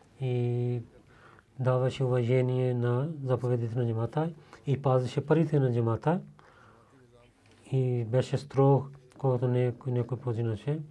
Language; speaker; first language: Bulgarian; non-native, learner; Urdu